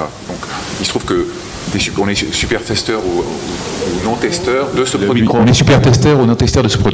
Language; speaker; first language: French; native; French